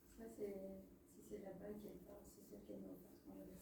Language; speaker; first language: French; native; French